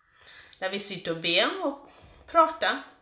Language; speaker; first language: Swedish; non-native, fluent; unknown